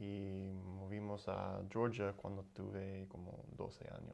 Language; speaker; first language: Spanish; non-native, learner; English